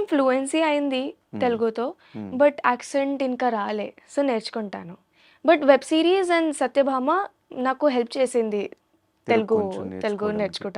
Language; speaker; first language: Telugu; non-native, learner; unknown